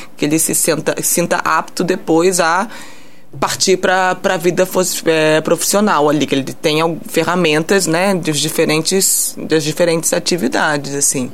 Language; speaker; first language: Portuguese; early bilingual, heritage; Portuguese